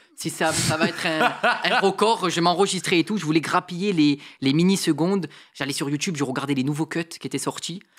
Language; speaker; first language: French; native; French